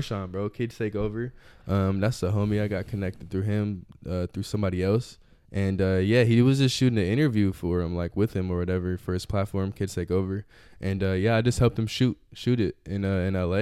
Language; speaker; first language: English; native; English